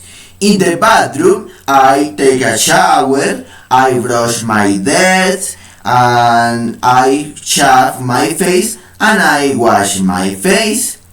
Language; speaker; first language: English; non-native, learner; Spanish